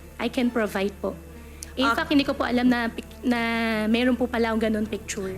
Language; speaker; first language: Filipino; native; Filipino